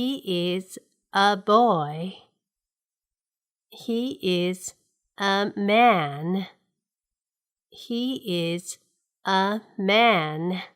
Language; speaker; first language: English; non-native, fluent; Japanese